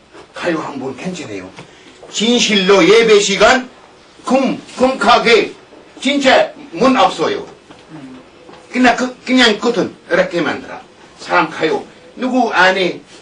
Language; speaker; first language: Korean; non-native, learner; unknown